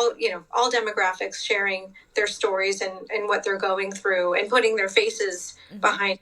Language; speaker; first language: English; native; English